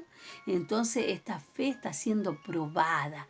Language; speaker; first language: Spanish; native; Spanish